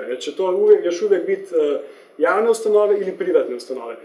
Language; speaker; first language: Serbian; non-native, fluent; Slovenian